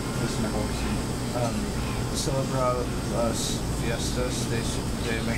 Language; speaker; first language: Spanish; non-native, learner; English